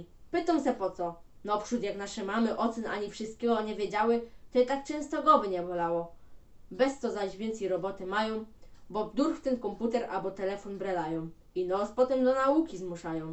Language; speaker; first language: Polish; native; Polish